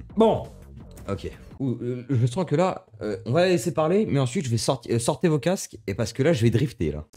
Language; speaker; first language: French; native; French